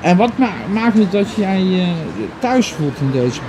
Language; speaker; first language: Dutch; native; Dutch